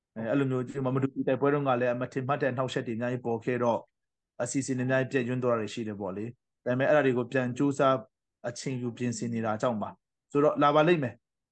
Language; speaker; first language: Burmese; non-native, local second language; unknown